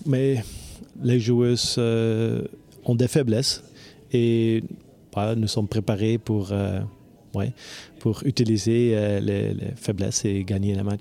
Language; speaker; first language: French; non-native, local second language; Dutch